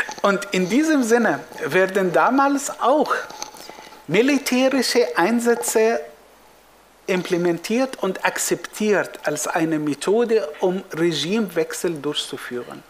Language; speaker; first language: German; non-native, fluent; Arabic